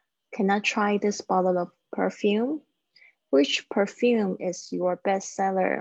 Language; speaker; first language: English; non-native, fluent; Chinese